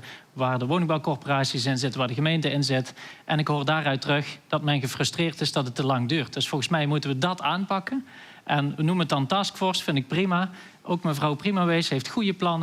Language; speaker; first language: Dutch; native; Dutch